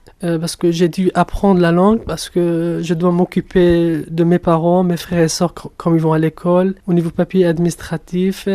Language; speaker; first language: French; non-native, fluent; Kurdish